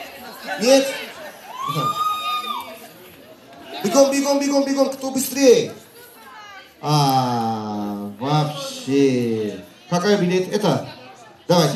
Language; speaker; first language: Russian; non-native, learner; Turkish